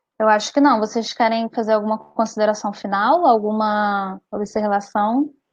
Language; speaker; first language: Portuguese; native; Portuguese